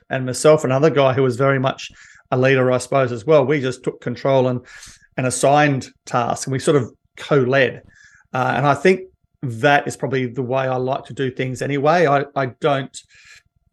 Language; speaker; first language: English; native; English